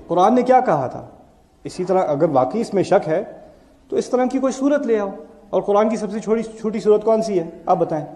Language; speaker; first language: Urdu; early bilingual, heritage; Urdu